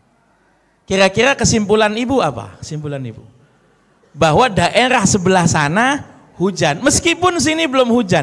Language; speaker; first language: Indonesian; native; Indonesian